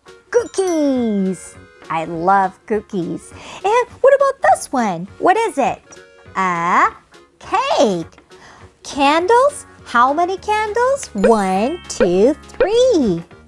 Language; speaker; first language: English; non-native, fluent; Korean